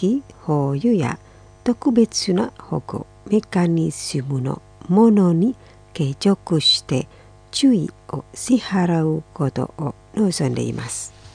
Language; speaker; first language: Japanese; non-native, fluent; Indonesian